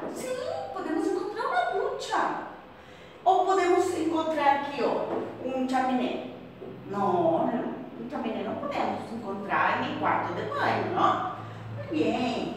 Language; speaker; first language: Portuguese; non-native, fluent; Spanish